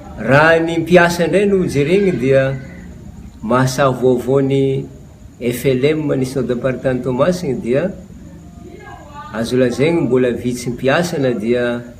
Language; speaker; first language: Malagasy; native; Malagasy